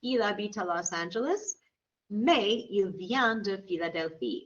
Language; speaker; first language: French; non-native, fluent; English